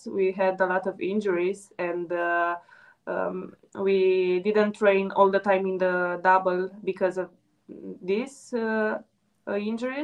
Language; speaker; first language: English; non-native, fluent; Romanian